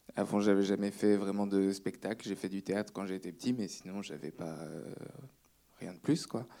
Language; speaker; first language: French; native; French